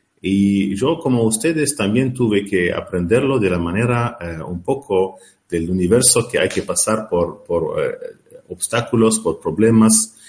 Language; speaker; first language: Spanish; non-native, learner; Arabic